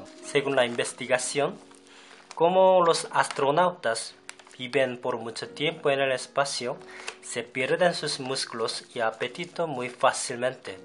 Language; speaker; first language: Spanish; non-native, fluent; Korean